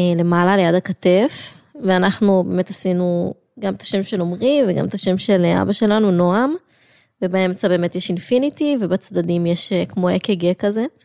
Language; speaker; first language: Hebrew; native; Hebrew